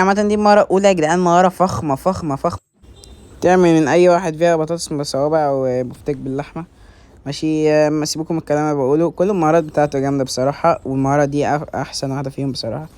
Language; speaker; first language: Arabic; native; Arabic